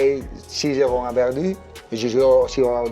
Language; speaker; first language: French; non-native, learner; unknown